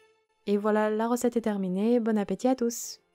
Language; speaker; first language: French; native; French